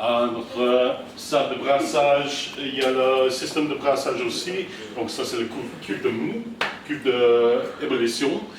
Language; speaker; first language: French; non-native, fluent; English